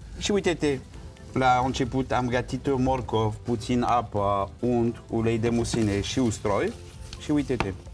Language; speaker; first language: Romanian; non-native, learner; French